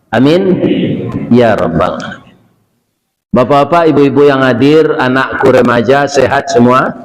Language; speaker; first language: Malay; non-native, local second language; Minangkabau